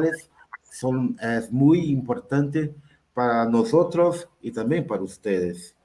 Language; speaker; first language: Spanish; non-native, learner; Portuguese